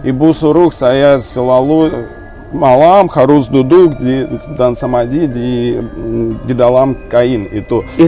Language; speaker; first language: Indonesian; non-native, learner; Russian